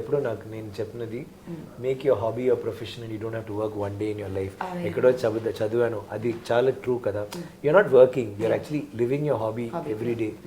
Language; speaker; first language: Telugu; non-native, learner; Tamil